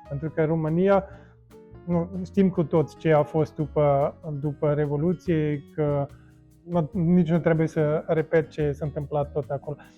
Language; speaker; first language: Romanian; non-native, fluent; German